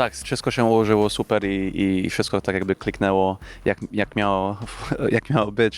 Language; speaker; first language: Polish; early bilingual, heritage; English